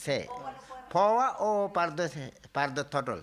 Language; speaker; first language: Spanish; non-native, learner; Tibetan